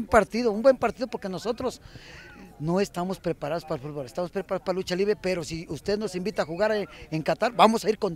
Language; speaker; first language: Spanish; native; Spanish